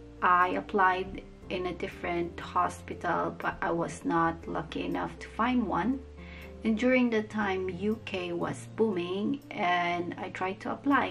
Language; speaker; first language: English; non-native, local second language; Filipino